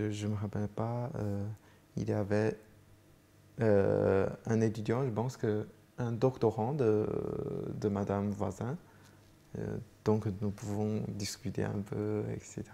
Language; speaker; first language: French; non-native, fluent; Chinese